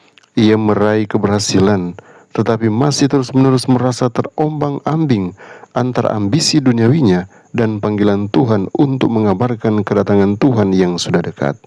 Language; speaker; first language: Indonesian; native; Indonesian